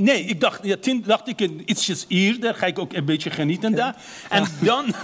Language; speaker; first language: Dutch; non-native, fluent; Persian